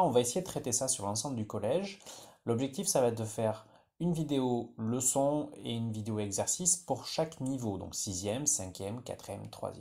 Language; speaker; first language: French; native; French